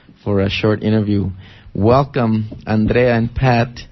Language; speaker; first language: English; early bilingual, other home language; Spanish